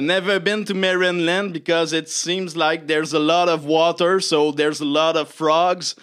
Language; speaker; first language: English; non-native, fluent; French